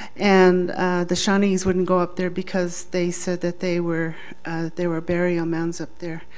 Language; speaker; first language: English; native; English